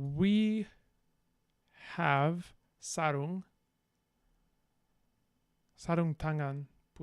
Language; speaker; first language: Indonesian; non-native, learner; English